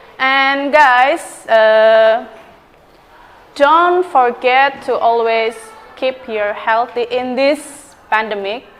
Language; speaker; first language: English; non-native, learner; Indonesian